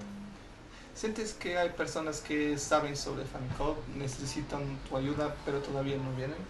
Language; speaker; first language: Spanish; non-native, learner; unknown